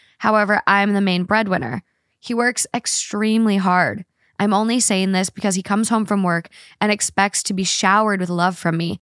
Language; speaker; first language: English; native; English